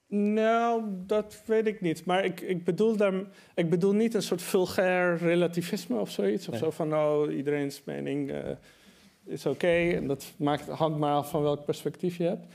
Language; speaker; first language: Dutch; early bilingual, other home language; Persian